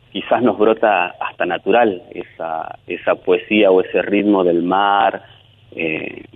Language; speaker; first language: Spanish; native; Spanish